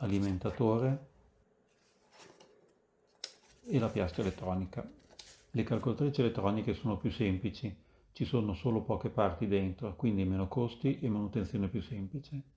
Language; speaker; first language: Italian; native; Italian